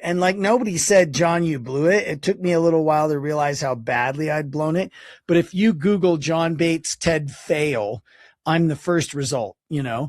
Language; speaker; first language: English; native; English